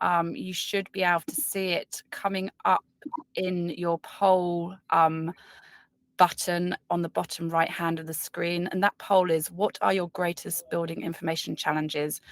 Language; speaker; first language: English; native; English